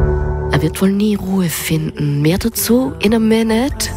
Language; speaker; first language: German; native; German